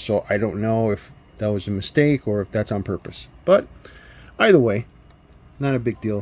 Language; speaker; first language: English; native; English